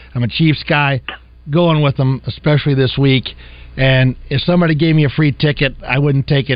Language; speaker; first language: English; native; English